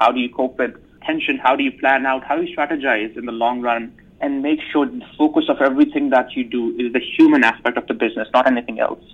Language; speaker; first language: English; non-native, local second language; Urdu